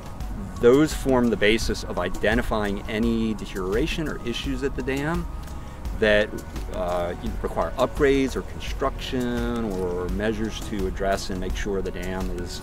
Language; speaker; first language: English; native; English